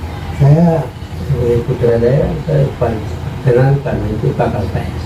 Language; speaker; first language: Indonesian; non-native, local second language; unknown